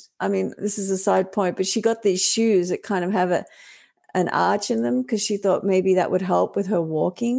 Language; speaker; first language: English; native; English